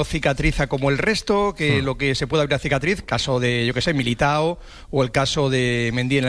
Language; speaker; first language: Spanish; native; Spanish